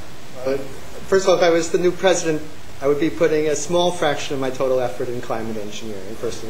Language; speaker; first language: English; native; English